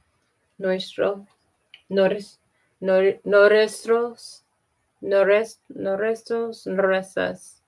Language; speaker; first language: Spanish; non-native, learner; English